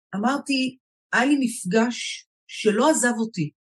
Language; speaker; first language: Hebrew; native; Hebrew